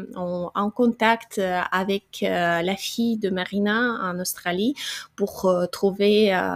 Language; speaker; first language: French; non-native, fluent; Ukrainian